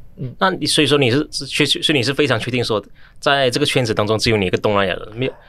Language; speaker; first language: Chinese; native; Chinese